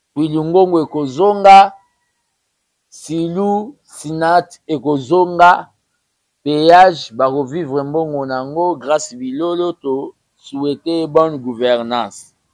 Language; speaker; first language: Lingala; native; Lingala